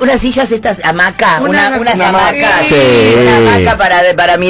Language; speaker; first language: Spanish; native; Spanish